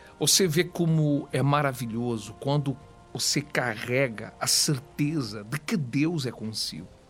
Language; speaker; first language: Portuguese; native; Portuguese